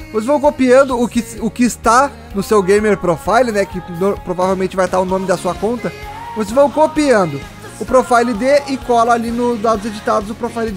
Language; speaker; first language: Portuguese; native; Portuguese